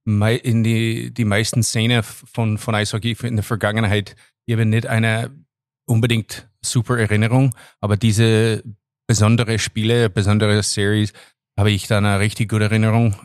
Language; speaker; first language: German; non-native, learner; English